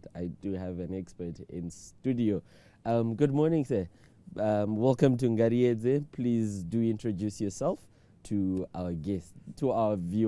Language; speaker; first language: English; non-native, local second language; Shona